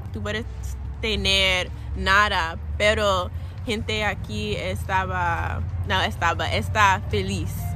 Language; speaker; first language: Spanish; non-native, learner; English